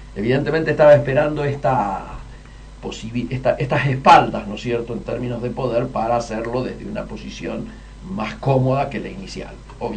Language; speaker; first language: Spanish; native; Spanish